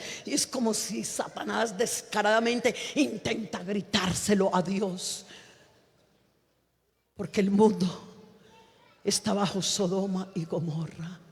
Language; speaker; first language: Spanish; native; Spanish